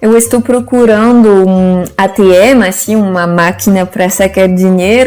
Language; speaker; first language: Portuguese; non-native, fluent; French